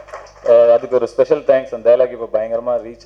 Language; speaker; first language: Tamil; native; Tamil